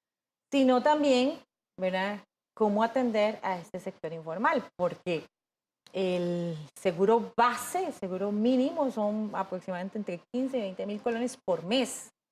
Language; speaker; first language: Spanish; native; Spanish